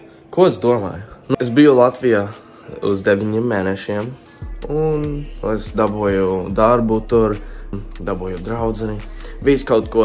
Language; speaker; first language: Latvian; early bilingual, heritage; English